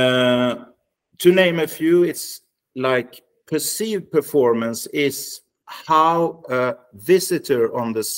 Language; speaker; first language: English; non-native, fluent; Swedish